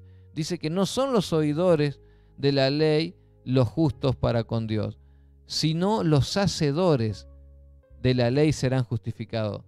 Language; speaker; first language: Spanish; native; Spanish